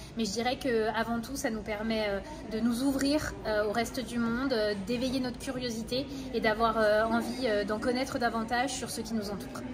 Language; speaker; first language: French; native; French